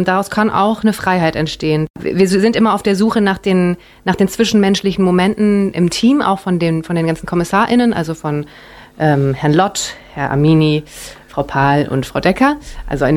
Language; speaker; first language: German; early bilingual, other home language; Japanese